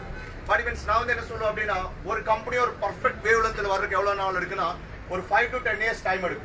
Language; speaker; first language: Tamil; native; Tamil